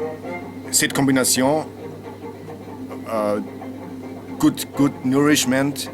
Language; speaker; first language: French; non-native, learner; German